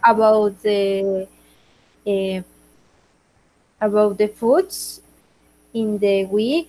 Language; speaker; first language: English; non-native, learner; Spanish